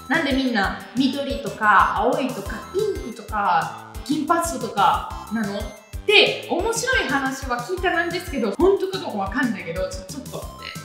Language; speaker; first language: Japanese; non-native, fluent; Italian